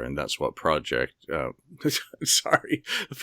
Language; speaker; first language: English; native; English